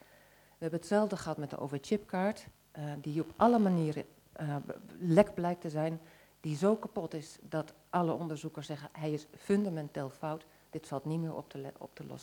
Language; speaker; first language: Dutch; native; Dutch